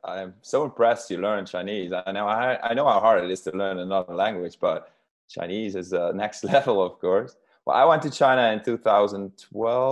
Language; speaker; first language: English; non-native, fluent; Dutch